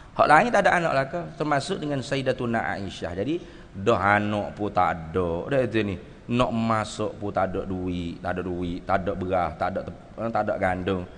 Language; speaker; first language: Malay; native; Malay